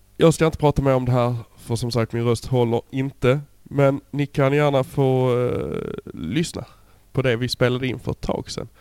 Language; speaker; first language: Swedish; native; Swedish